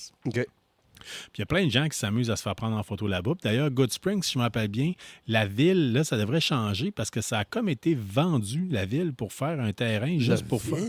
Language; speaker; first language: French; native; French